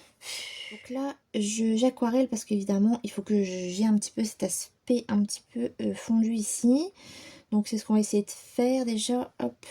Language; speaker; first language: French; native; French